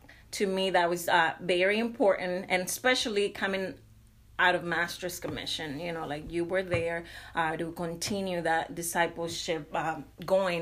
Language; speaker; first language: English; non-native, fluent; Spanish